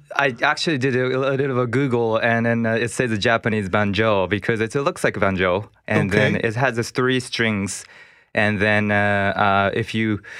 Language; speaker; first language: English; non-native, learner; Japanese